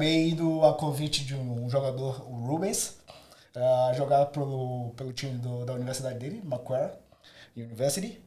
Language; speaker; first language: Portuguese; native; Portuguese